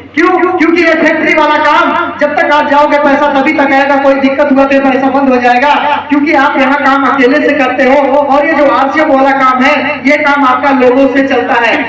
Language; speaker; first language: Hindi; native; Hindi